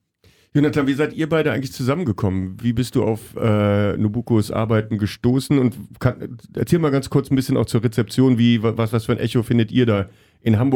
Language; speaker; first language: German; native; German